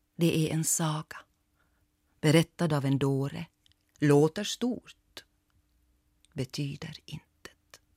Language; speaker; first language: Swedish; native; Swedish